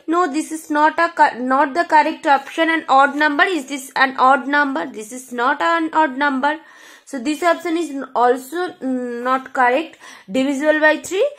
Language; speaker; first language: English; non-native, local second language; Bangla